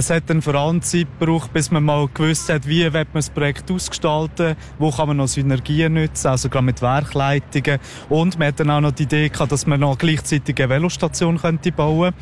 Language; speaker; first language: German; native; German